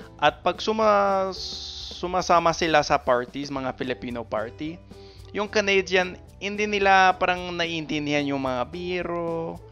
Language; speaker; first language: Filipino; non-native, fluent; English